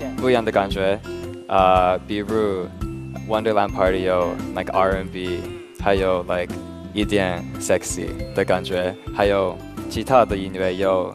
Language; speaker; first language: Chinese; non-native, learner; English